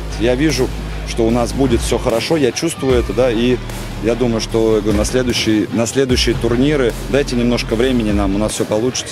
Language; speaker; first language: Russian; native; Russian